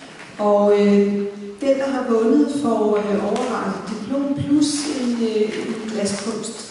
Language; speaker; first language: Danish; native; Danish